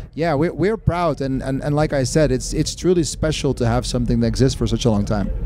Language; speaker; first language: English; non-native, fluent; Dutch